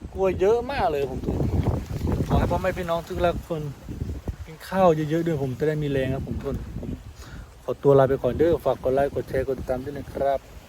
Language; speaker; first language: Thai; native; Thai